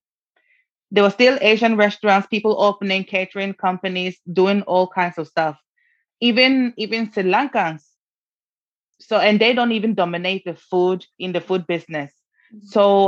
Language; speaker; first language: English; non-native, fluent; Norwegian